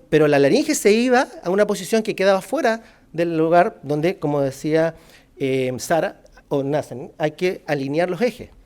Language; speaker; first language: Spanish; native; Spanish